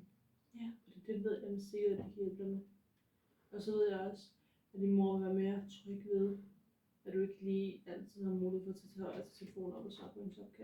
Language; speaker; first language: Danish; native; Danish